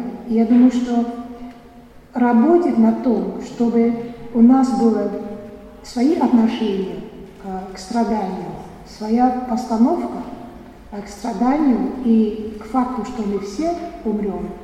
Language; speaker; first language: Russian; non-native, fluent; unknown